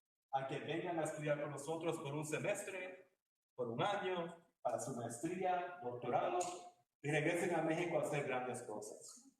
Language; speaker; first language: Spanish; early bilingual, heritage; Spanish